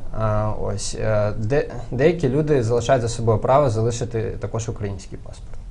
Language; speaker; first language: Ukrainian; non-native, local second language; Crimean Tatar